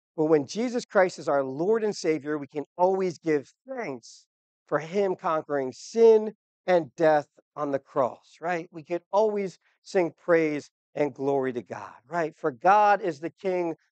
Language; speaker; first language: English; native; English